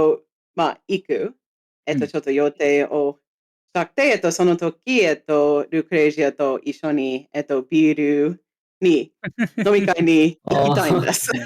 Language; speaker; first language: Japanese; non-native, fluent; English